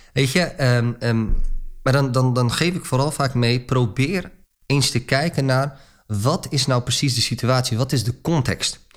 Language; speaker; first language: Dutch; early bilingual, other home language; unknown